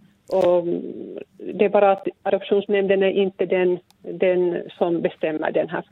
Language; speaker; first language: Swedish; non-native, local second language; Finnish